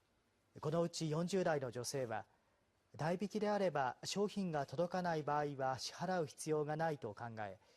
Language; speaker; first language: Japanese; native; Japanese